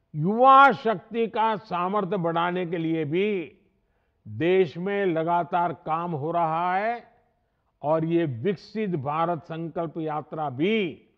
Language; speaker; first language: Hindi; non-native, local second language; Gujarati